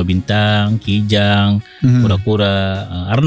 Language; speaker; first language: Malay; native; Malay